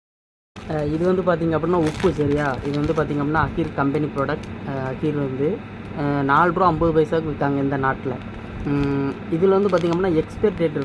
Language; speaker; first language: Tamil; native; Tamil